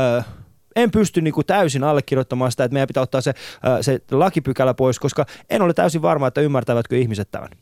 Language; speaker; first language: Finnish; non-native, fluent; Persian